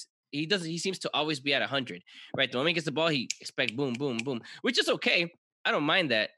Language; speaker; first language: English; early bilingual, other home language; Spanish